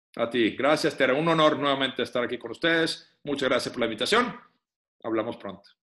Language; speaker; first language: Spanish; non-native, fluent; Finnish